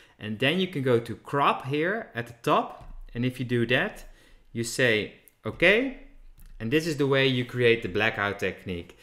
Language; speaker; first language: English; non-native, fluent; Dutch